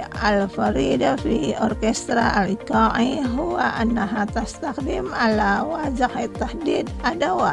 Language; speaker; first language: Arabic; non-native, fluent; Indonesian